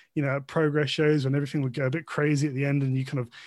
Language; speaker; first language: English; native; English